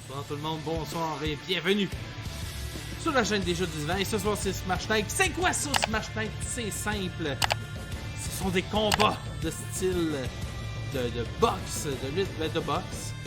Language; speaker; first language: French; native; French